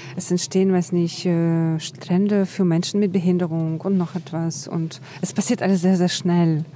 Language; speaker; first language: German; non-native, fluent; Ukrainian